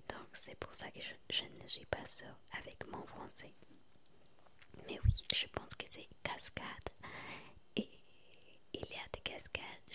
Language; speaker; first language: French; non-native, learner; Spanish